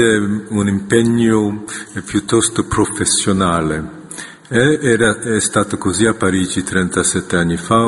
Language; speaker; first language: Italian; non-native, fluent; Korean